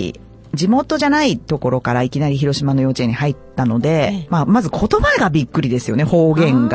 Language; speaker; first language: Japanese; native; Japanese